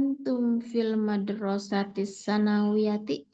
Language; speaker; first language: Arabic; non-native, learner; Indonesian